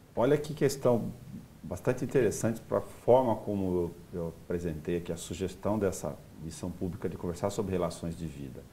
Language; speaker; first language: Portuguese; native; Portuguese